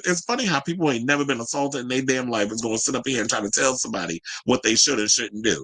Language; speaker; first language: English; native; English